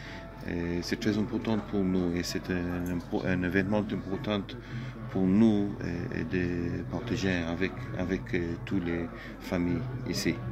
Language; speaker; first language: French; non-native, learner; Hebrew